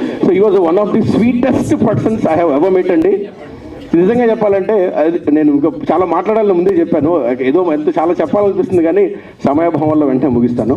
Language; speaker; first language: Telugu; native; Telugu